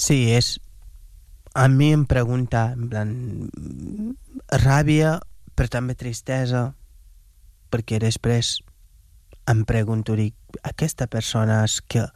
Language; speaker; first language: Catalan; non-native, fluent; Wolof